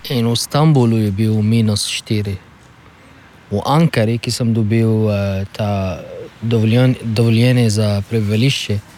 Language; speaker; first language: Slovenian; non-native, learner; Arabic